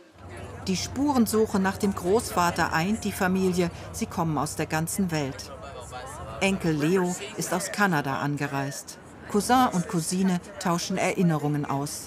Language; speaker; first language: German; native; German